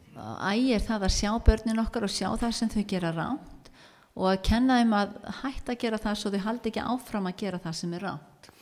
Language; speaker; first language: Icelandic; early bilingual, heritage; Icelandic